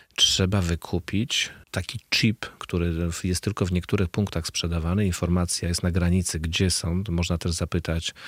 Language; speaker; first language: Polish; native; Polish